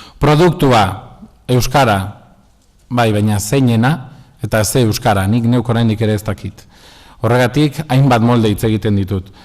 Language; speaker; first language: Basque; non-native, local second language; Spanish